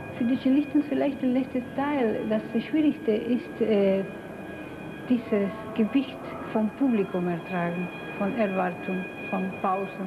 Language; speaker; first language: German; non-native, fluent; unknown